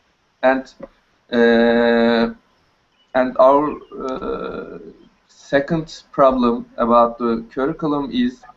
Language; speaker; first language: English; non-native, learner; Turkish